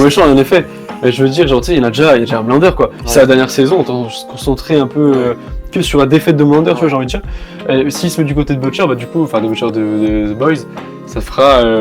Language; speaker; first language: French; native; French